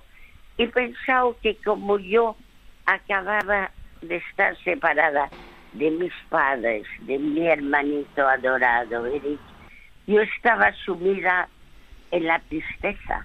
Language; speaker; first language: Spanish; early bilingual, other home language; French